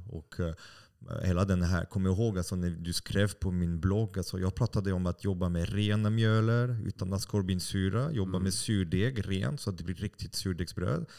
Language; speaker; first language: Swedish; non-native, fluent; French